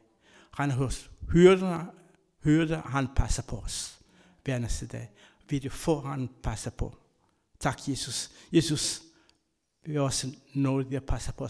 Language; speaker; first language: Danish; non-native, fluent; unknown